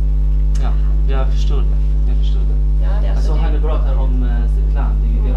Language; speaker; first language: Swedish; non-native, fluent; Arabic